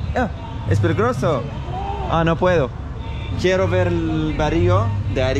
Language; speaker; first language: Spanish; non-native, learner; Arabic